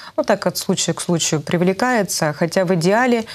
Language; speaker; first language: Russian; native; Russian